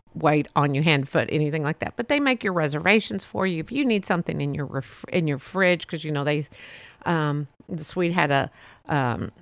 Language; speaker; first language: English; early bilingual, other home language; Spanish